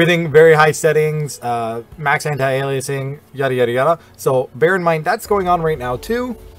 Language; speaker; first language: English; native; English